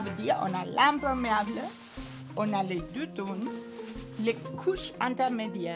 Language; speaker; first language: French; non-native, fluent; German